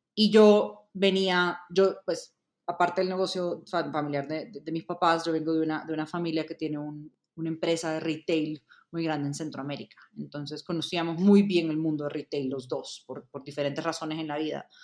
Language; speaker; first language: Spanish; native; Spanish